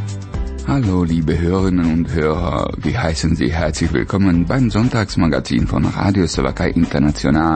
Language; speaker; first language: German; native; German